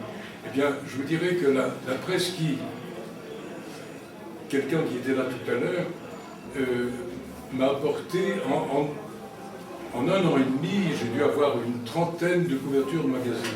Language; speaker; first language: French; native; French